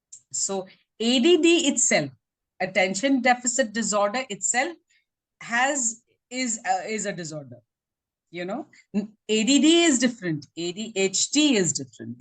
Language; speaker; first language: English; non-native, local second language; Tamil